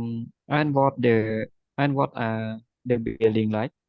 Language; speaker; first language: English; non-native, learner; Khmer